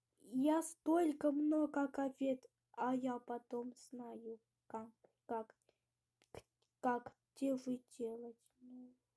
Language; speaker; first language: Russian; early bilingual, heritage; Russian